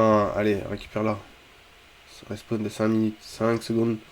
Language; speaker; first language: French; native; French